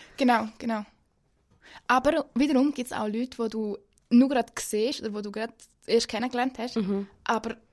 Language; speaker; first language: German; native; German